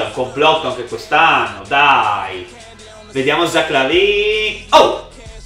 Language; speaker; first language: Italian; native; Italian